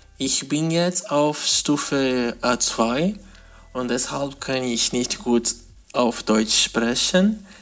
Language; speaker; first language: German; non-native, learner; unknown